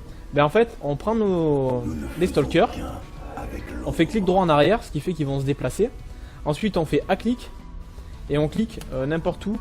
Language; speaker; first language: French; native; French